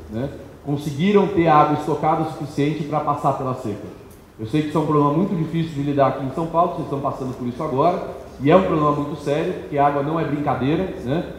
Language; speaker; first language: Portuguese; native; Portuguese